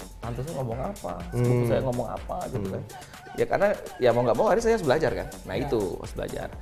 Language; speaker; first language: Indonesian; non-native, local second language; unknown